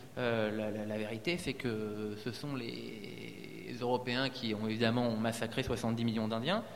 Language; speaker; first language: French; native; French